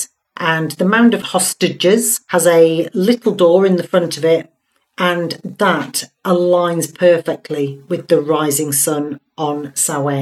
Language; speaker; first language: English; native; English